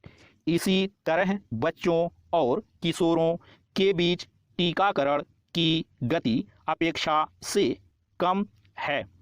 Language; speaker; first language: Hindi; native; Hindi